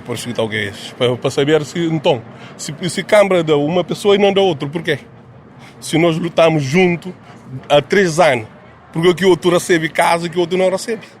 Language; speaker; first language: Portuguese; non-native, local second language; Kabuverdianu